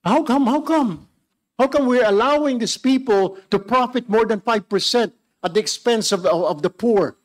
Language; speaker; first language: English; non-native, local second language; Filipino